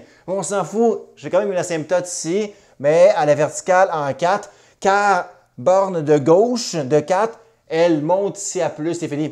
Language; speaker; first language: French; native; French